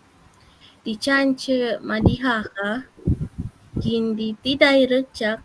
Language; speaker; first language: Thai; non-native, learner; Malay